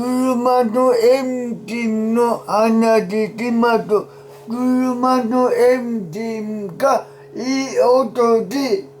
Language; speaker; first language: Japanese; non-native, learner; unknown